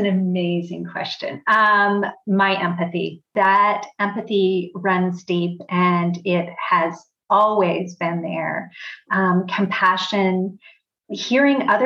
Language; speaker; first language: English; native; English